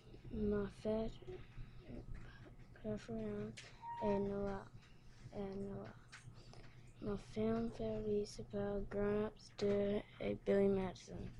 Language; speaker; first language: French; non-native, learner; English